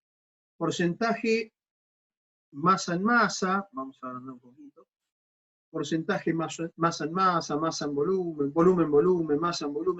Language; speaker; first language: Spanish; native; Spanish